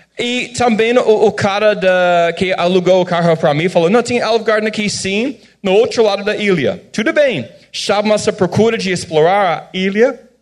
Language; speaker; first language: Portuguese; non-native, fluent; English